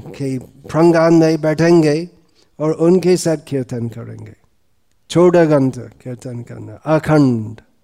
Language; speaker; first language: Hindi; non-native, fluent; English